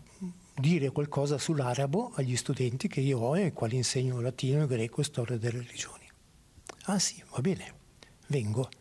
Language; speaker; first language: Italian; native; Italian